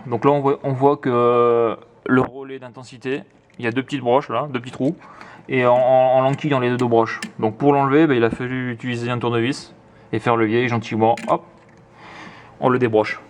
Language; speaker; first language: French; native; French